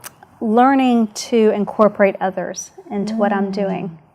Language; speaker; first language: English; native; English